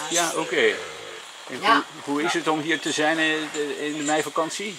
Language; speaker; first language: Dutch; native; Dutch